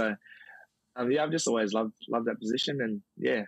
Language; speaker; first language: English; native; English